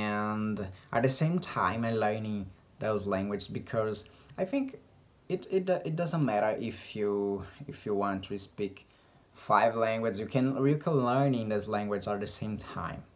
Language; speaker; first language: English; non-native, learner; Portuguese